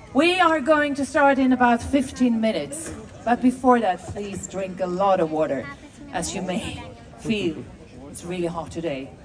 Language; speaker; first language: English; non-native, fluent; Swedish